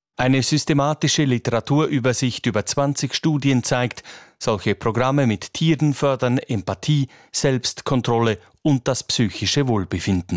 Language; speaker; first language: German; native; German